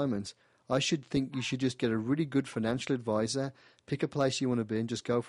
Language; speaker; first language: English; native; English